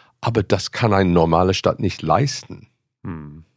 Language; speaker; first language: German; non-native, fluent; English